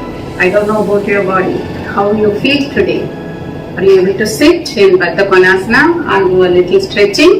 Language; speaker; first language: English; non-native, local second language; Tamil